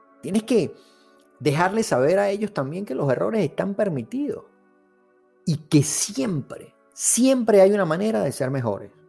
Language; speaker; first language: Spanish; native; Spanish